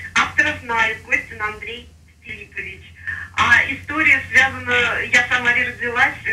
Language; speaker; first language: Russian; native; Russian